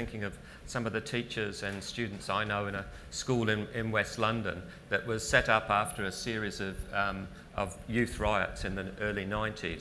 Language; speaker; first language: English; native; English